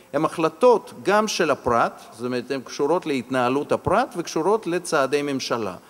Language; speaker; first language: Hebrew; non-native, fluent; Russian